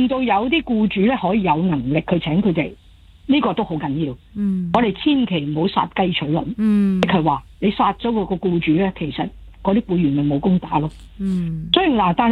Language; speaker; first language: Cantonese; native; Cantonese